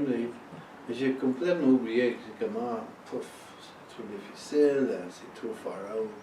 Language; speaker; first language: French; early bilingual, heritage; French